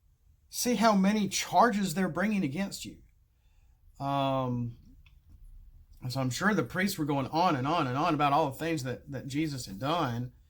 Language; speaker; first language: English; native; English